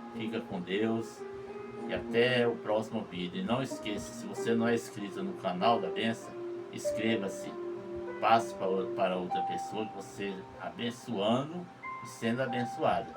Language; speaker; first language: Portuguese; native; Portuguese